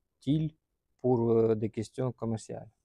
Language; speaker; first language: French; non-native, learner; Russian